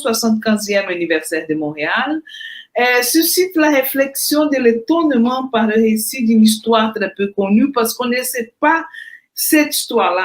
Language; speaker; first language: French; non-native, fluent; Portuguese